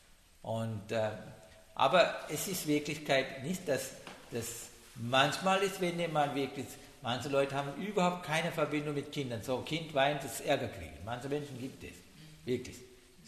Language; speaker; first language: German; non-native, learner; Sinhala